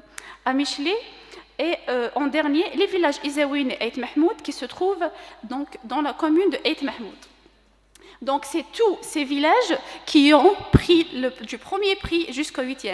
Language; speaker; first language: French; non-native, local second language; Kabyle